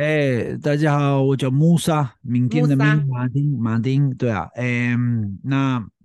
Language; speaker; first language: Chinese; non-native, learner; Spanish